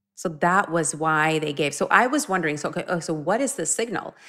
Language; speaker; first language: English; non-native, fluent; Norwegian